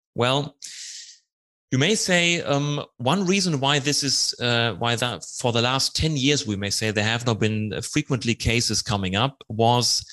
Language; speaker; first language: English; non-native, fluent; German